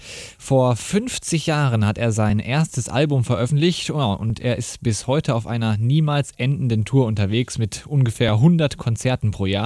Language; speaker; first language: German; native; German